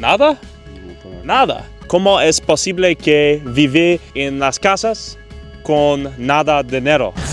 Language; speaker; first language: Spanish; non-native, learner; English